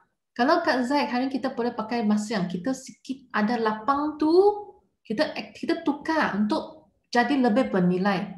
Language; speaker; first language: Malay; non-native, local second language; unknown